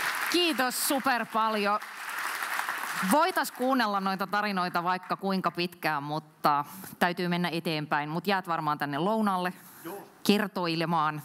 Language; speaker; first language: Finnish; native; Finnish